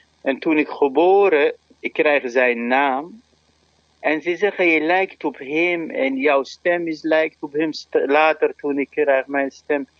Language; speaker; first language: Dutch; non-native, fluent; Arabic